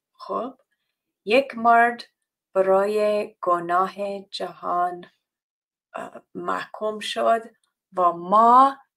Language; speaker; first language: Persian; non-native, fluent; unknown